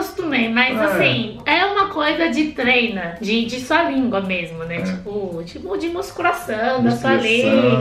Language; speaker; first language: Portuguese; non-native, fluent; Chinese